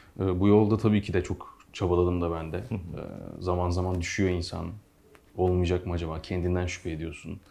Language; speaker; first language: Turkish; native; Turkish